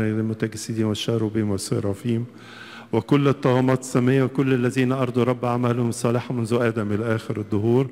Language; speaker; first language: Arabic; native; Arabic